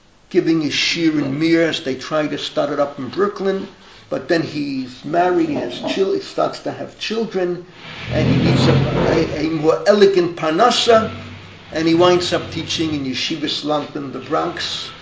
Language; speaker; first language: English; native; English